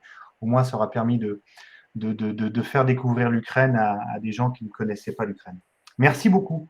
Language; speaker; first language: French; native; French